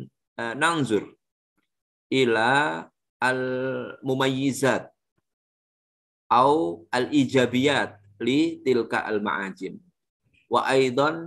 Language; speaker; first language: Arabic; non-native, fluent; Indonesian